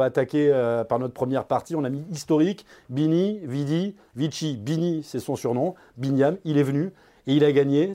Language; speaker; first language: French; native; French